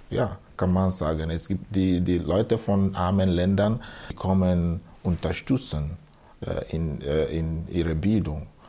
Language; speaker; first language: German; non-native, fluent; Igbo